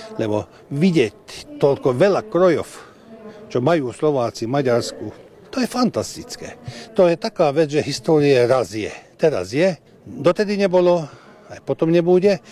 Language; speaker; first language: Slovak; early bilingual, heritage; Slovak